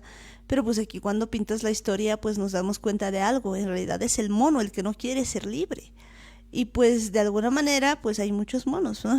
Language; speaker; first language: Spanish; native; Spanish